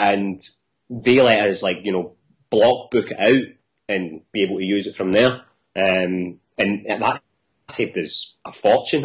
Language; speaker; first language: English; native; English